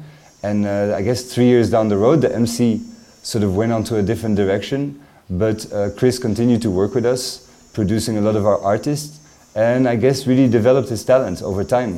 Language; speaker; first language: English; non-native, fluent; French